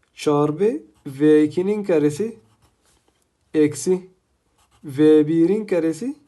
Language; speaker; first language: Turkish; non-native, fluent; Arabic